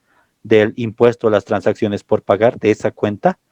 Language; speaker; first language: Spanish; native; Spanish